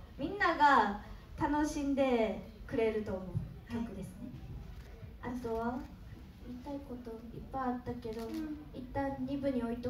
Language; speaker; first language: Japanese; native; Japanese